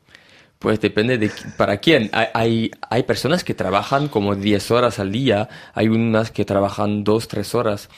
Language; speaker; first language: Spanish; early bilingual, heritage; French